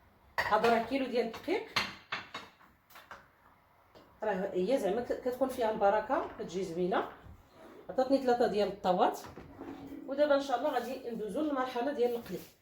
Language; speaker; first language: Arabic; native; Arabic